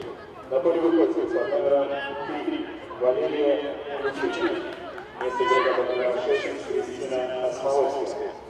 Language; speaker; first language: Russian; native; Russian